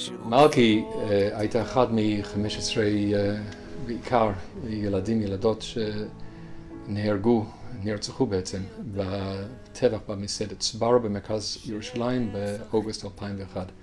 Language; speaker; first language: Hebrew; non-native, fluent; English